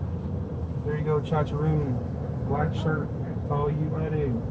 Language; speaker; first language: English; native; English